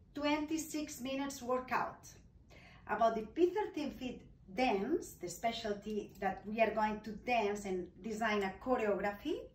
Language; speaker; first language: English; non-native, fluent; Spanish